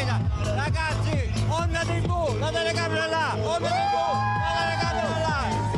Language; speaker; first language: Italian; native; Italian